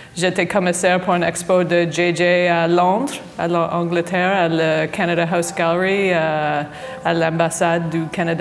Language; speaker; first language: French; non-native, fluent; English